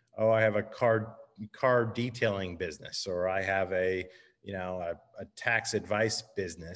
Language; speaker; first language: English; native; English